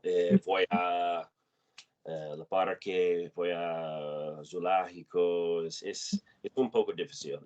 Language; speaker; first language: Spanish; non-native, learner; English